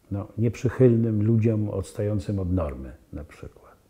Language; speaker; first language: Polish; native; Polish